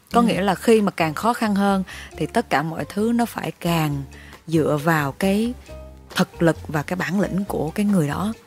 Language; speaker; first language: Vietnamese; native; Vietnamese